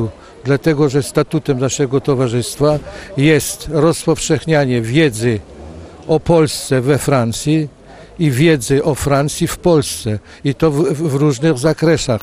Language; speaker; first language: Polish; early bilingual, heritage; Polish